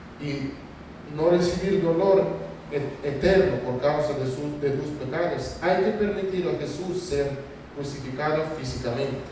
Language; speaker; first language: Spanish; non-native, fluent; Russian